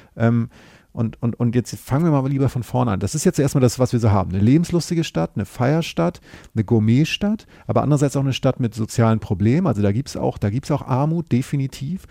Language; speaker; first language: German; native; German